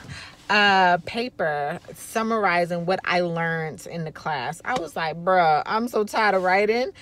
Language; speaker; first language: English; native; English